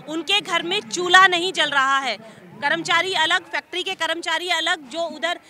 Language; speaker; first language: Hindi; native; Hindi